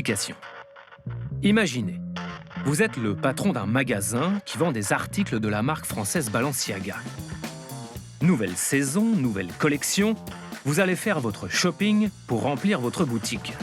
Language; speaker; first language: French; native; French